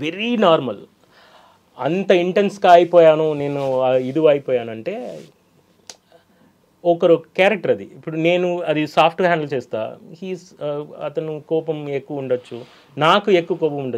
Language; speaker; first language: Telugu; non-native, fluent; Tamil